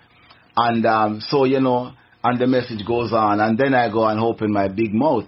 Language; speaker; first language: English; non-native, local second language; Jamaican Creole English